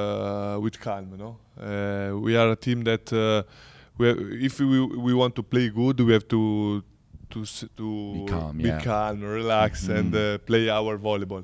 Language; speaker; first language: English; non-native, learner; Italian